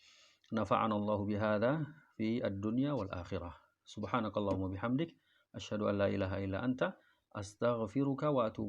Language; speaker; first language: Arabic; non-native, fluent; Indonesian